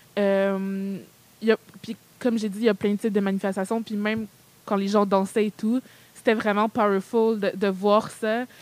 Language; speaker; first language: French; native; French